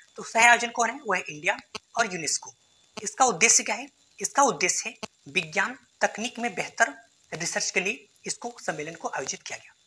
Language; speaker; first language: Hindi; native; Hindi